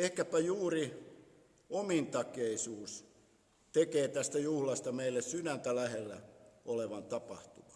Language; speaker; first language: Finnish; native; Finnish